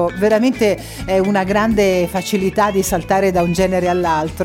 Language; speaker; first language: Italian; native; Italian